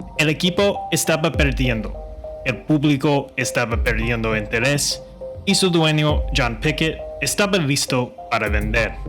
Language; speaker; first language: Spanish; non-native, fluent; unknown